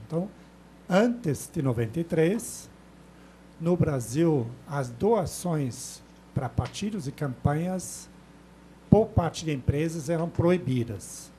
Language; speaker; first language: Portuguese; non-native, fluent; German